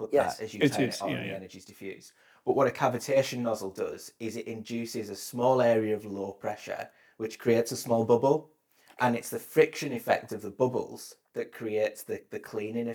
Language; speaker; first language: English; native; English